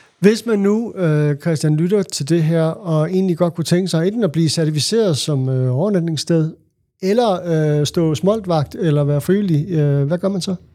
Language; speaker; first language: Danish; native; Danish